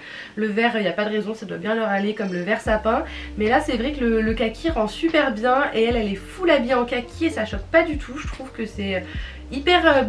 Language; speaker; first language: French; native; French